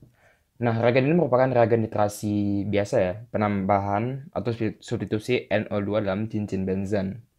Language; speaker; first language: Indonesian; native; Indonesian